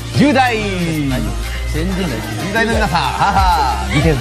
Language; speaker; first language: Japanese; non-native, learner; Korean